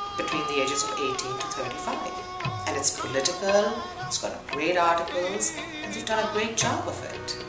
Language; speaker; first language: English; non-native, local second language; Urdu